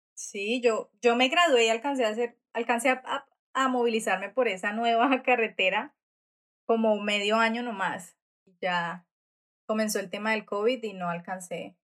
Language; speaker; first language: Spanish; native; Spanish